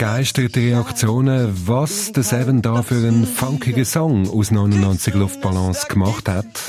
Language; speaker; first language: German; native; German